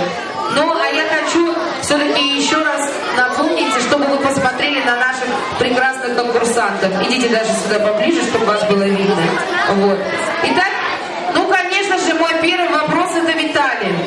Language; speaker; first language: Russian; native; Russian